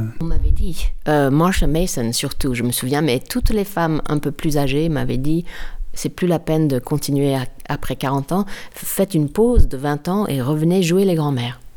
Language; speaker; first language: French; non-native, fluent; English